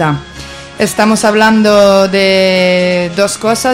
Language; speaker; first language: Spanish; native; Spanish